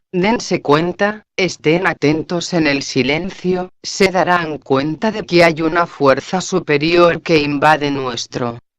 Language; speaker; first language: Spanish; native; Spanish